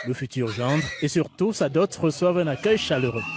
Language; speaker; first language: French; native; French